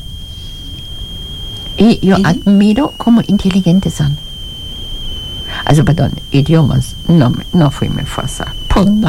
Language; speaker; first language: Spanish; non-native, learner; German